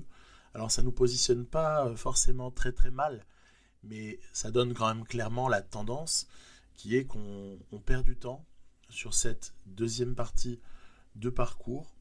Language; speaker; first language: French; native; French